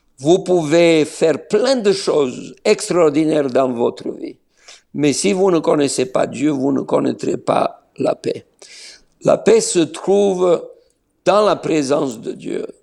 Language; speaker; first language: French; non-native, fluent; Slovenian